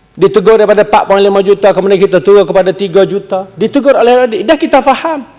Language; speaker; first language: Malay; native; Malay